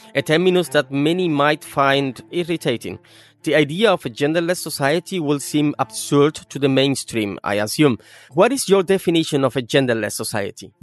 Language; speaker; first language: English; non-native, fluent; Spanish